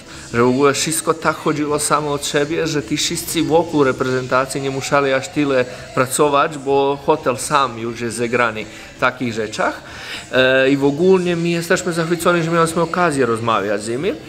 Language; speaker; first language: Polish; non-native, fluent; Croatian